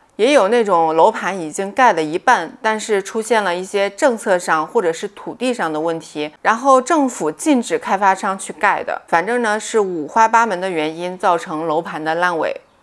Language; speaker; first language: Chinese; native; Chinese